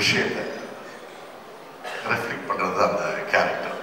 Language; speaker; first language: Tamil; native; Tamil